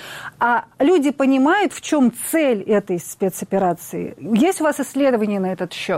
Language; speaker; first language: Russian; native; Russian